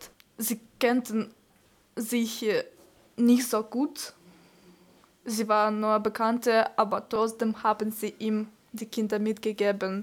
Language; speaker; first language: German; non-native, learner; Ukrainian